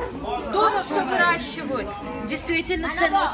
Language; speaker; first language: Russian; native; Russian